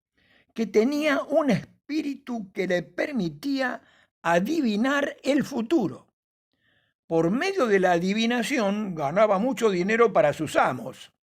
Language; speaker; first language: Spanish; native; Spanish